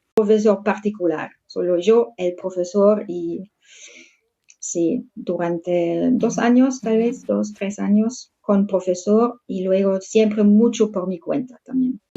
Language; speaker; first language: Spanish; non-native, fluent; German